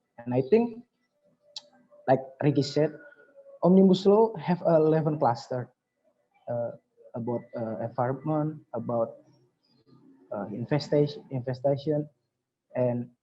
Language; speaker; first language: English; non-native, learner; Indonesian